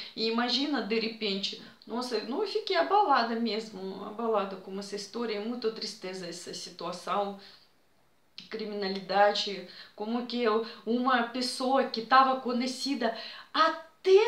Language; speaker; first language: Portuguese; non-native, fluent; Russian